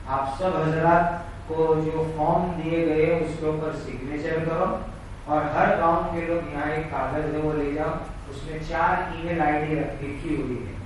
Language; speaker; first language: Urdu; native; Urdu